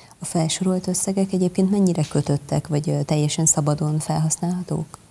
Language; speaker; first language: Hungarian; native; Hungarian